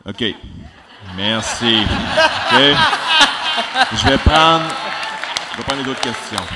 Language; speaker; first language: French; native; French